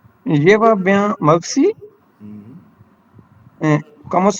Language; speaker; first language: French; non-native, learner; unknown